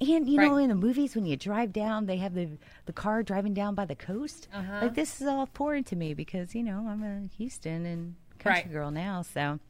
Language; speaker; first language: English; native; English